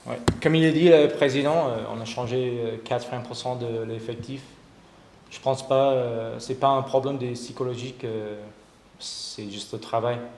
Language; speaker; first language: French; non-native, fluent; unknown